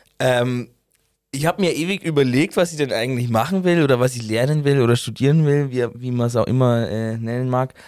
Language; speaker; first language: German; native; German